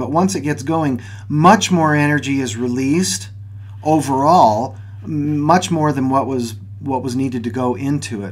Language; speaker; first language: English; native; English